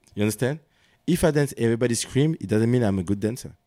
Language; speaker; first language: English; non-native, learner; French